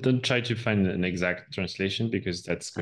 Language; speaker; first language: English; non-native, fluent; French